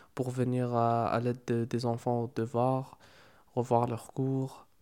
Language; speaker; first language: French; non-native, local second language; Arabic